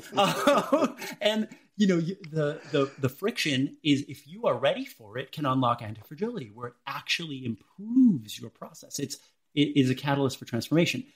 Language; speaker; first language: English; native; English